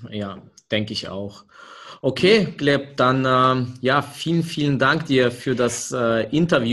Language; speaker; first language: German; native; German